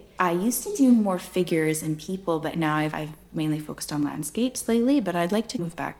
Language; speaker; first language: English; native; English